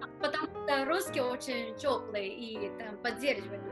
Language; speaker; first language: Russian; non-native, learner; Japanese